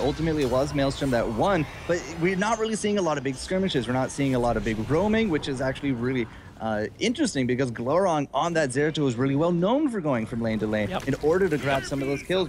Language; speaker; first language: English; native; English